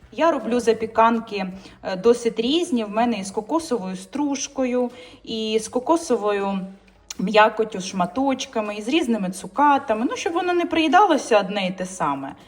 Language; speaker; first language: Ukrainian; non-native, local second language; Russian